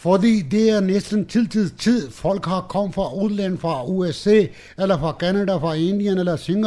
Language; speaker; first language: Danish; non-native, learner; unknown